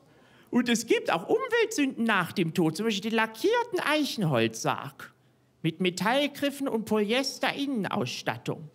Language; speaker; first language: German; native; German